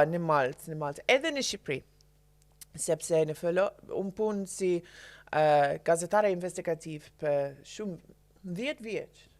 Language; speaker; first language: Albanian; non-native, learner; English